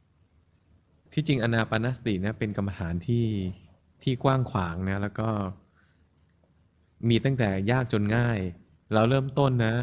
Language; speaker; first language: Thai; native; Thai